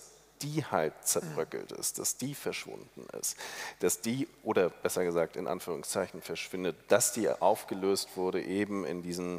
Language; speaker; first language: German; native; German